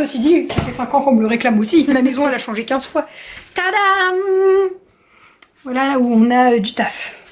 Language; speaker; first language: French; native; French